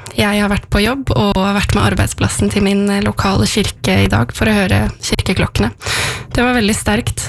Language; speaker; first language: Norwegian; native; Norwegian